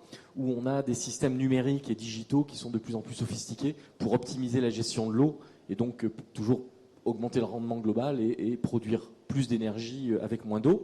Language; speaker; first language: French; native; French